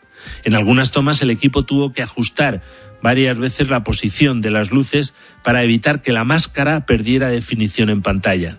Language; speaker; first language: Spanish; native; Spanish